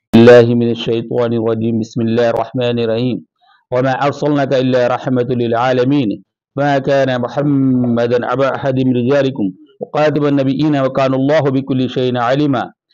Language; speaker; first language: Urdu; native; Urdu